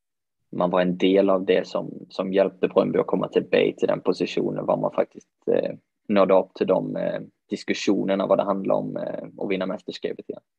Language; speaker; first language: Swedish; native; Swedish